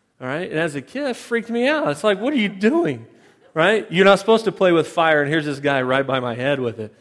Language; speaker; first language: English; native; English